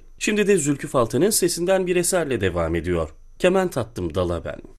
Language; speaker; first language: Turkish; native; Turkish